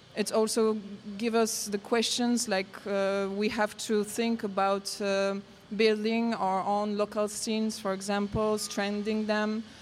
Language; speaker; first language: English; non-native, learner; Polish